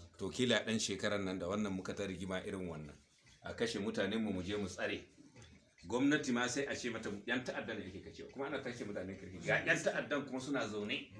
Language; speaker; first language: Hausa; non-native, local second language; Fula